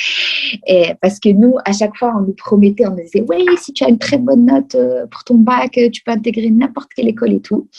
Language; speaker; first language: French; non-native, local second language; Arabic